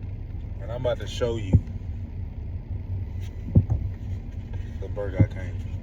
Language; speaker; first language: English; native; English